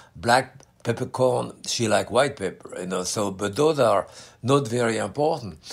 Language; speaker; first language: English; non-native, fluent; French